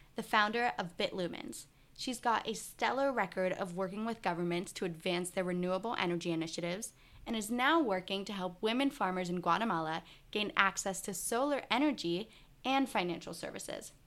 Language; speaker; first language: English; native; English